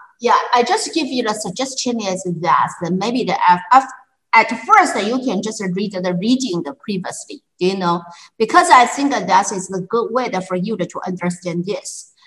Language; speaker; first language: English; non-native, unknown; Chinese